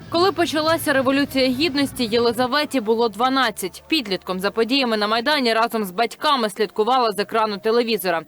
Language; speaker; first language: Ukrainian; native; Ukrainian